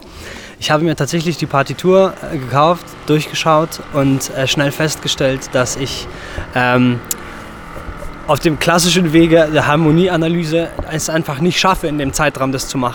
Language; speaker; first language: German; native; German